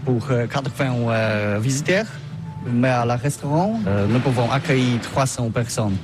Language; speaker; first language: French; non-native, learner; Polish